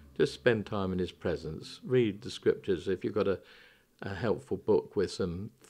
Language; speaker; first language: English; native; English